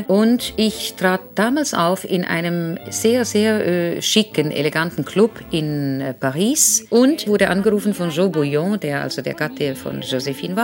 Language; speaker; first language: German; native; German